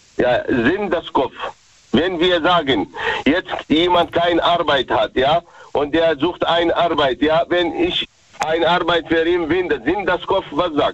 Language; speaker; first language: German; non-native, learner; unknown